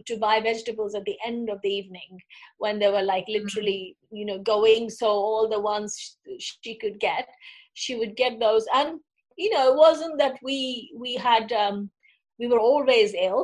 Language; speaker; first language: English; non-native, local second language; Bangla